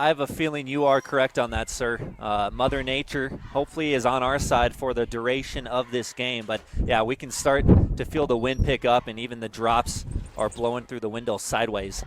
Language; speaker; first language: English; native; English